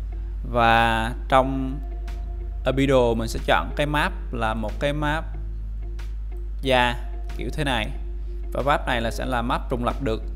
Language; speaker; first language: Vietnamese; native; Vietnamese